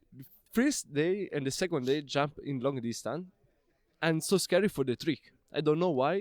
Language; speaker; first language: English; non-native, learner; Italian